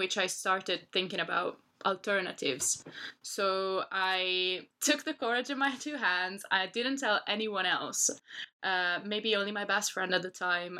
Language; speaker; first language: English; non-native, fluent; Italian